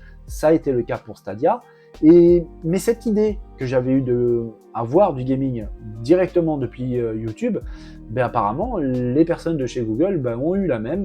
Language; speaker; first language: French; native; French